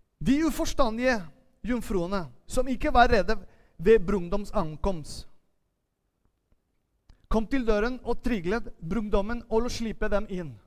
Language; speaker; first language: Norwegian; non-native, fluent; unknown